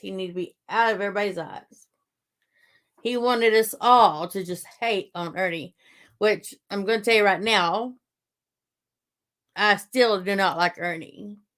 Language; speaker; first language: English; native; English